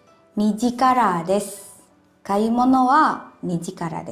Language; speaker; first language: Japanese; non-native, fluent; Indonesian